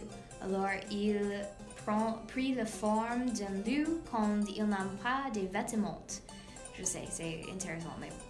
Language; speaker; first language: French; non-native, learner; English